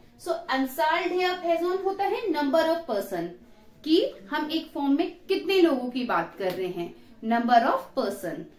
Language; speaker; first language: Hindi; native; Hindi